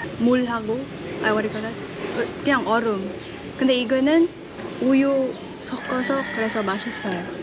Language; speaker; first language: Korean; non-native, learner; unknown